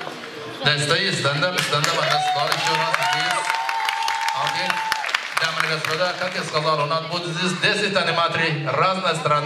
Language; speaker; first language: Russian; non-native, learner; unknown